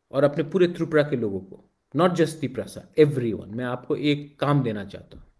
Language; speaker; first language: Hindi; non-native, local second language; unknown